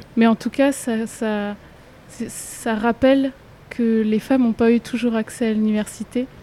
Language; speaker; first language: French; native; French